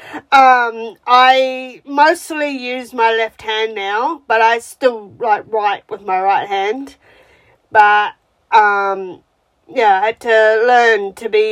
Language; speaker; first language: English; native; English